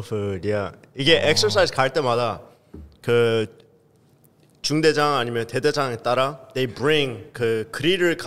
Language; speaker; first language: Korean; early bilingual, heritage; Korean